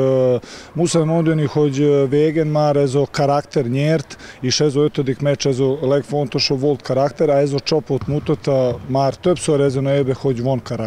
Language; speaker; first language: Hungarian; non-native, learner; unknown